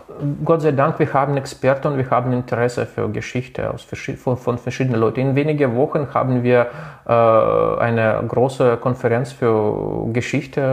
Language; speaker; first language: German; non-native, local second language; Russian